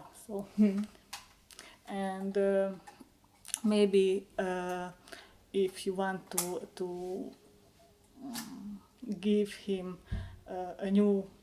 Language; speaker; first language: English; non-native, learner; Hungarian